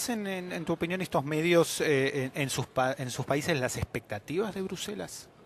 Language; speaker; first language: Spanish; native; Spanish